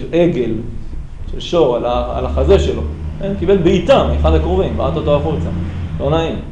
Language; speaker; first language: Hebrew; native; Hebrew